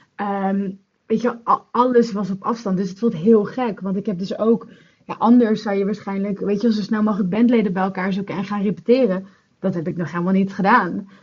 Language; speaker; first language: Dutch; native; Dutch